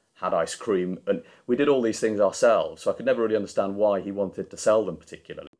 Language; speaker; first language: English; native; English